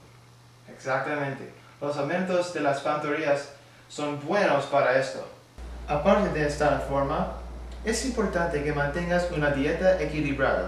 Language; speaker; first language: Spanish; non-native, learner; English